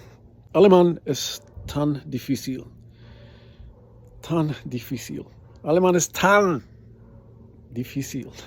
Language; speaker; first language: Spanish; non-native, learner; English